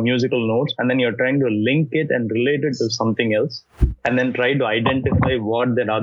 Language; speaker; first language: English; non-native, local second language; Tamil